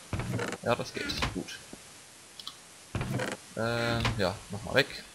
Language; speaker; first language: German; native; German